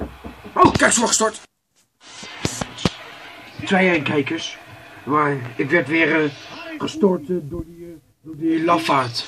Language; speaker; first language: Dutch; native; Dutch